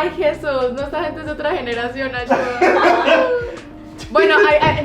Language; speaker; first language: Spanish; native; Spanish